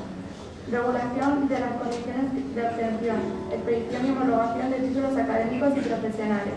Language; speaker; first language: Spanish; native; Spanish